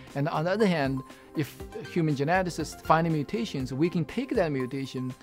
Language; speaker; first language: English; non-native, fluent; Chinese